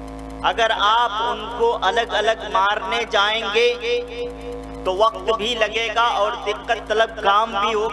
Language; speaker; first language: Urdu; native; Urdu